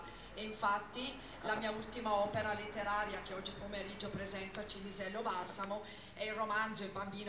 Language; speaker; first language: Italian; native; Italian